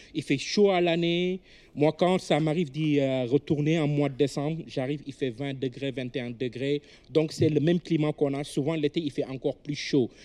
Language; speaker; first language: French; non-native, local second language; Wolof